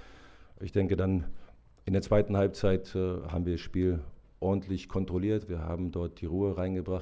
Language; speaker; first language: German; native; German